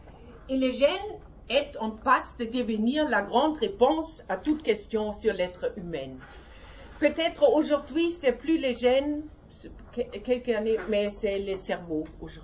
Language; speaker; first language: French; non-native, learner; German